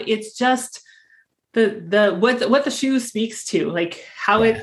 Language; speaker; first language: English; native; English